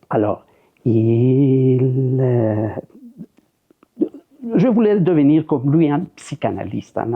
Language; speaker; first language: French; non-native, fluent; Spanish